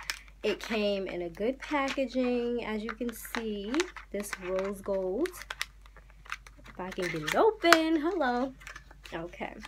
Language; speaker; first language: English; native; English